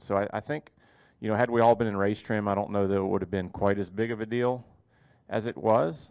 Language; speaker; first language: English; native; English